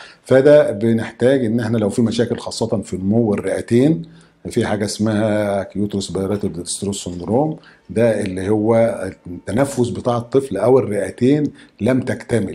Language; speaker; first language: Arabic; native; Arabic